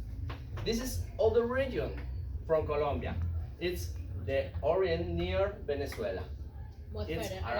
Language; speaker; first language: English; non-native, learner; Spanish